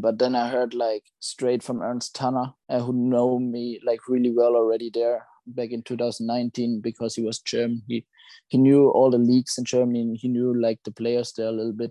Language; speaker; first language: English; non-native, fluent; German